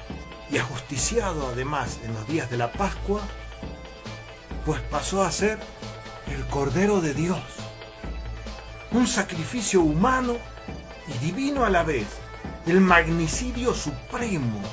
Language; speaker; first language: Spanish; native; Spanish